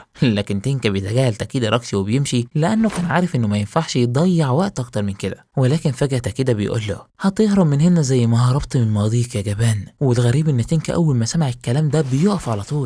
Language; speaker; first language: Arabic; native; Arabic